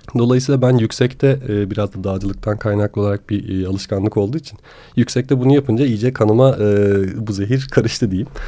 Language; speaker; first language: Turkish; native; Turkish